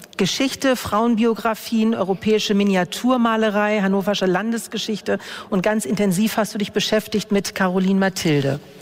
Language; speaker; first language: German; native; German